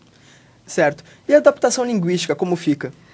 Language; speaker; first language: Portuguese; native; Portuguese